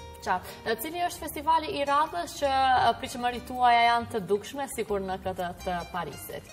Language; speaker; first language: Albanian; native; Albanian